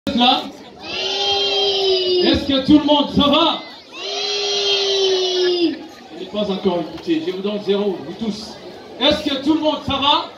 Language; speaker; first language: French; non-native, local second language; Kinyarwanda